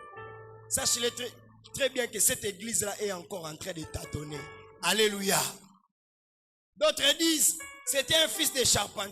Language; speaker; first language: French; non-native, local second language; Lingala